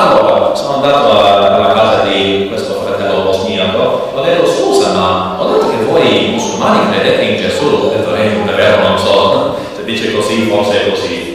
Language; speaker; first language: Italian; non-native, learner; English